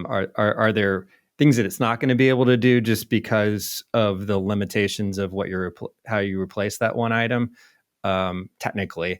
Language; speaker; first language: English; native; English